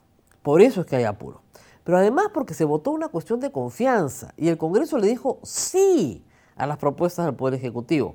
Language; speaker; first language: Spanish; native; Spanish